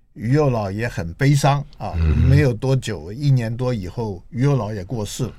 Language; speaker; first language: Chinese; native; Chinese